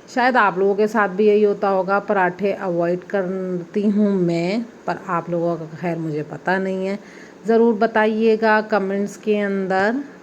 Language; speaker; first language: Urdu; native; Urdu